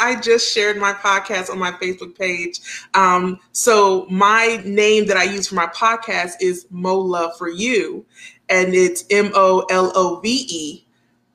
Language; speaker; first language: English; native; English